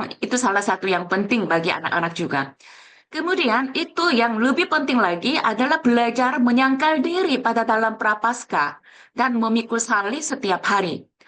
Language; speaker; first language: Indonesian; non-native, fluent; Korean